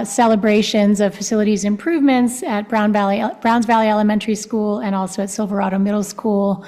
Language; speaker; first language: English; non-native, fluent; Spanish